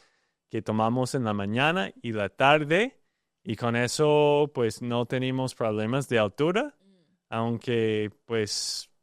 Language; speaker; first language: Spanish; non-native, learner; English